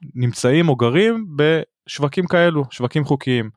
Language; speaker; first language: Hebrew; native; Hebrew